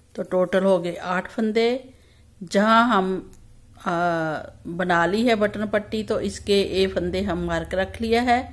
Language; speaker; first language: Hindi; native; Hindi